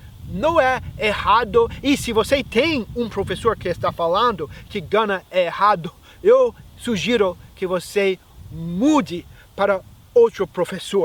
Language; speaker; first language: Portuguese; non-native, fluent; English